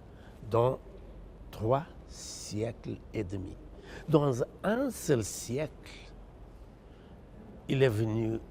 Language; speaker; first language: French; non-native, fluent; Portuguese